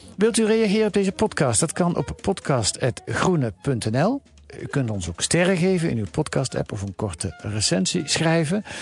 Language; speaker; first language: Dutch; native; Dutch